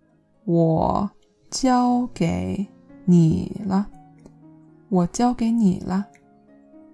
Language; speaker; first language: Chinese; non-native, learner; English